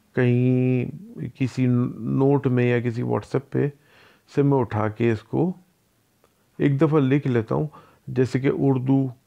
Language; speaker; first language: Urdu; native; Urdu